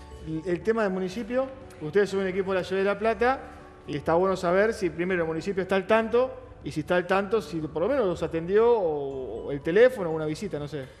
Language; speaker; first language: Spanish; native; Spanish